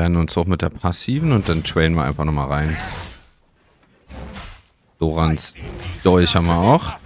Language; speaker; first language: German; native; German